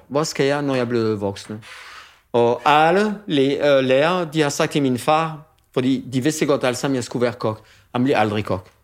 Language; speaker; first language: Danish; non-native, fluent; French